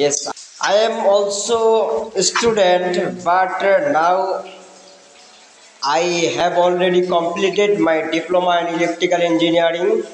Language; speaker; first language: English; non-native, learner; Bangla